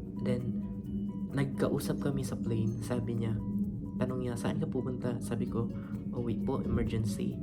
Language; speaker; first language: Filipino; non-native, local second language; Cebuano